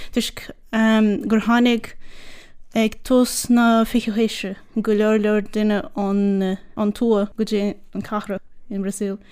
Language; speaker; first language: Irish; non-native, fluent; Portuguese